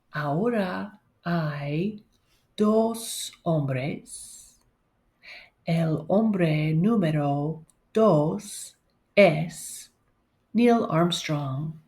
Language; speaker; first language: Spanish; non-native, learner; English